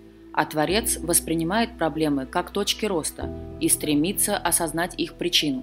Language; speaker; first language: Russian; native; Russian